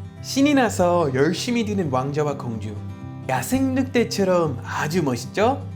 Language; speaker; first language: Korean; native; Korean